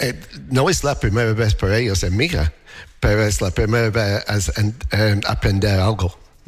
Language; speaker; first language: Spanish; non-native, learner; English